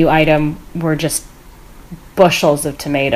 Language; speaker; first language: English; native; English